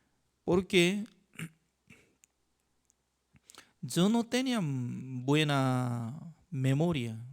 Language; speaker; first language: Spanish; non-native, learner; Korean